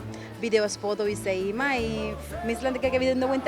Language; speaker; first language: Macedonian; non-native, learner; Spanish